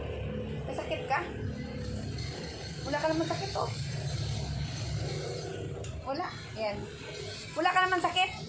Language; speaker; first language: Filipino; non-native, local second language; Cebuano